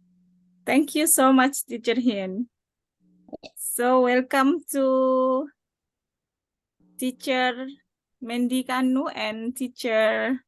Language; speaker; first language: English; non-native, learner; Indonesian